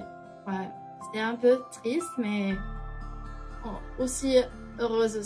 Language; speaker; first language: French; non-native, learner; Arabic